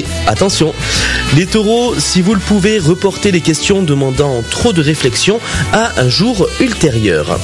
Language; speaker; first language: French; native; French